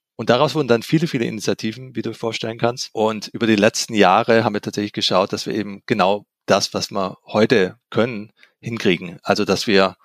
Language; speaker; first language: German; native; German